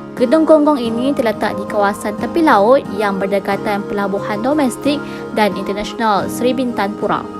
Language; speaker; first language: Malay; native; Malay